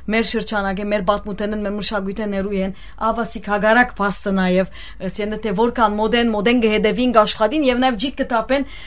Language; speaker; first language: Armenian; early bilingual, heritage; Armenian